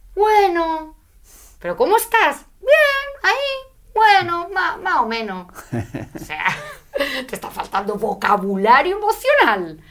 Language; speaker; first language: Spanish; native; Spanish